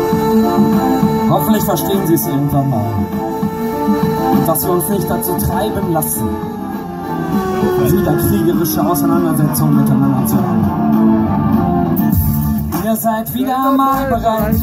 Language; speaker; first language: German; native; German